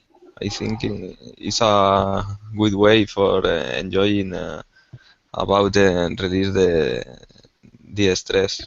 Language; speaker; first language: English; non-native, learner; Spanish